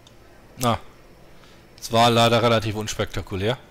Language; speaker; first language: German; native; German